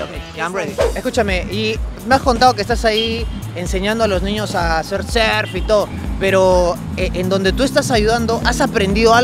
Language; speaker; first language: Spanish; native; Spanish